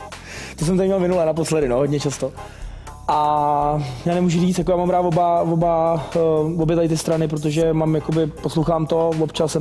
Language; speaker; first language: Czech; native; Czech